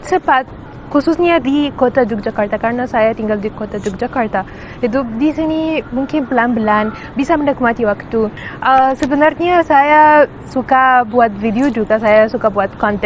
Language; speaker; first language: Indonesian; non-native, learner; Arabic